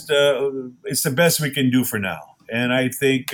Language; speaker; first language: English; native; English